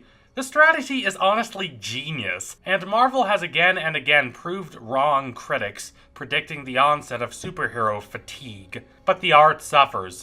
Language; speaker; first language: English; native; English